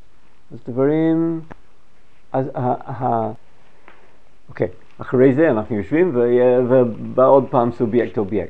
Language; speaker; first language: Hebrew; non-native, fluent; English